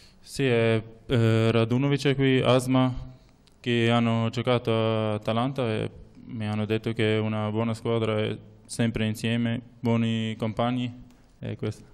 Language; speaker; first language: Italian; non-native, learner; Albanian